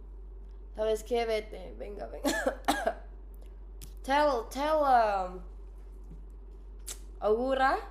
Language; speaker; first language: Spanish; non-native, learner; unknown